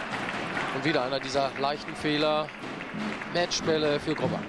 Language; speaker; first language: German; native; German